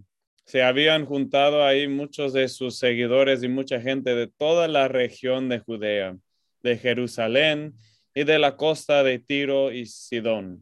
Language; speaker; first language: Spanish; non-native, fluent; English